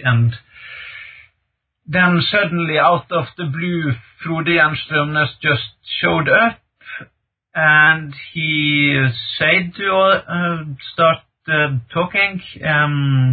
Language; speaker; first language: English; non-native, fluent; Norwegian